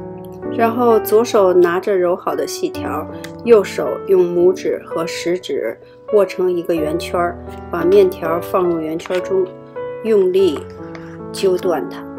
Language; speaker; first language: Chinese; native; Chinese